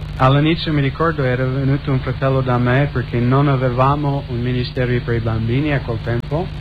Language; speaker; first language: Italian; non-native, fluent; English